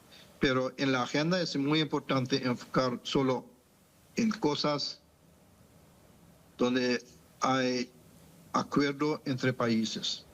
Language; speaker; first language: Spanish; non-native, fluent; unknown